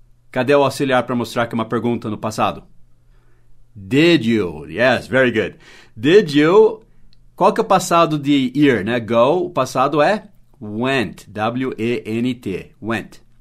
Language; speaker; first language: Portuguese; non-native, fluent; English